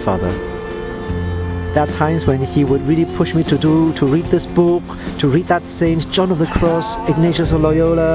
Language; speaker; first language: English; non-native, local second language; Cantonese